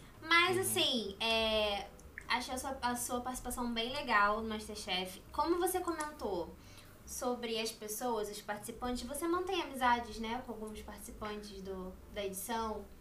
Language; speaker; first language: Portuguese; native; Portuguese